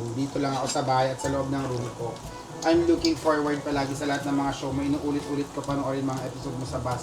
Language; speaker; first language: Filipino; non-native, local second language; Pampanga